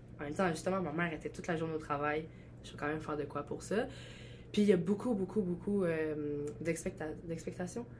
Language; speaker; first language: French; early bilingual, other home language; Albanian